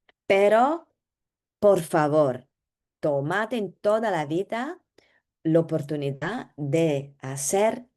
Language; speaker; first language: Spanish; non-native, learner; Italian